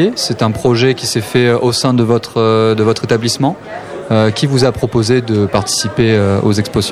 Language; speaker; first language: French; native; French